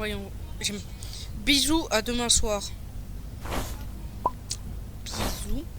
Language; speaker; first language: French; native; French